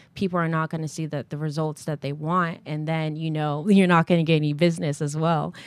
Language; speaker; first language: English; native; English